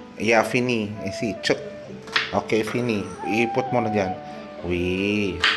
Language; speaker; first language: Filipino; non-native, local second language; Cebuano